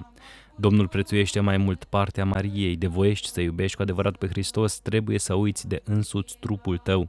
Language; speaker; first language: Romanian; native; Romanian